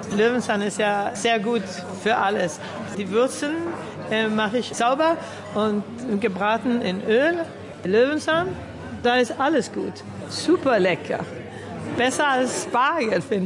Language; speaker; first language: German; early bilingual, heritage; German